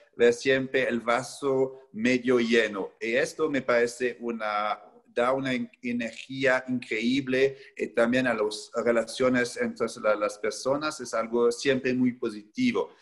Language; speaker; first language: Spanish; non-native, fluent; French